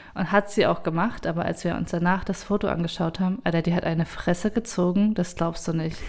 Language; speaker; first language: German; native; German